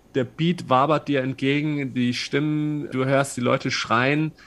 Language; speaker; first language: German; native; German